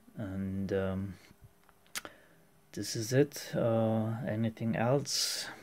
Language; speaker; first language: English; non-native, fluent; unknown